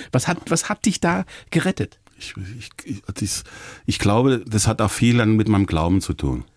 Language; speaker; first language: German; native; German